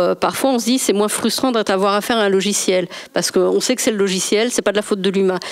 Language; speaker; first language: French; native; French